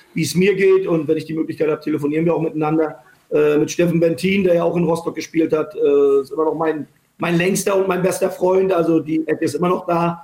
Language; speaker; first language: German; native; German